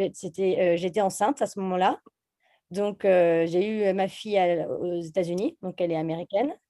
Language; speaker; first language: French; native; French